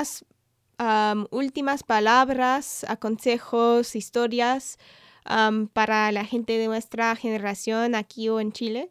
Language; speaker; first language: Spanish; non-native, fluent; English